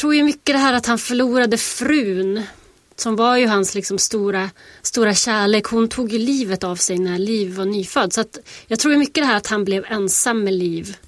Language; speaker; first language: Swedish; native; Swedish